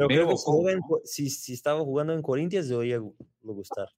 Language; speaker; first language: Spanish; non-native, learner; Portuguese